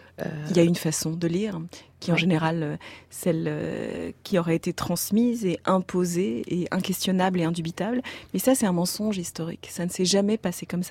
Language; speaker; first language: French; native; French